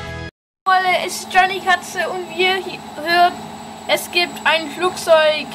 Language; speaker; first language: German; non-native, fluent; English